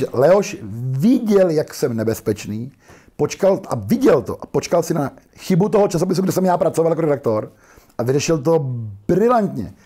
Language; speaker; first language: Czech; native; Czech